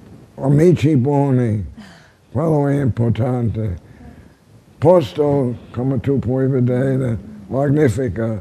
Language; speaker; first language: Italian; non-native, learner; English